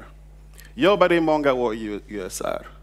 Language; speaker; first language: Swedish; non-native, fluent; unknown